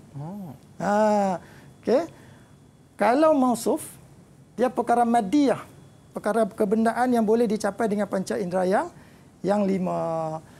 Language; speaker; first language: Malay; native; Malay